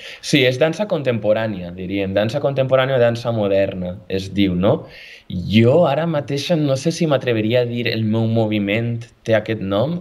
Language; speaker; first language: Catalan; native; Catalan